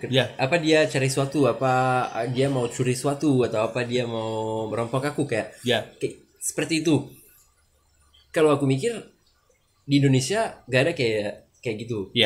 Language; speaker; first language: Indonesian; non-native, learner; French